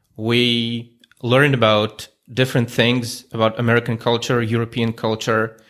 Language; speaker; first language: English; non-native, fluent; Russian